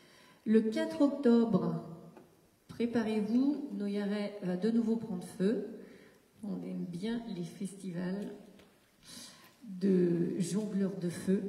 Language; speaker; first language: French; native; French